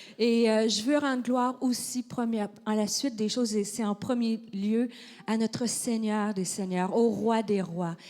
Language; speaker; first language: French; native; French